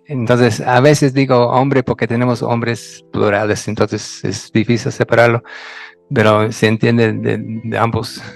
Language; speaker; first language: Spanish; non-native, fluent; English